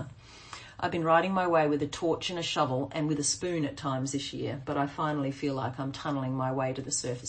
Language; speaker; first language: English; native; English